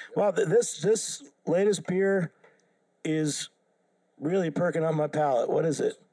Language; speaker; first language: English; native; English